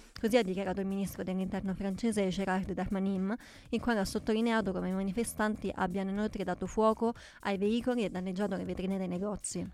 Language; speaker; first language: Italian; native; Italian